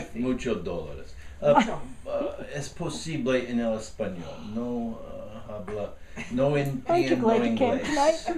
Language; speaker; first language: Spanish; non-native, learner; English